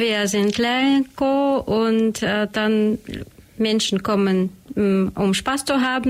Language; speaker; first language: German; non-native, learner; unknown